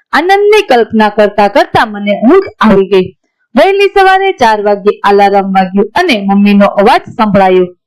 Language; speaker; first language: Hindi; non-native, local second language; Gujarati